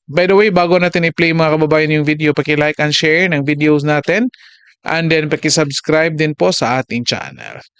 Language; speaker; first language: Filipino; non-native, local second language; Cebuano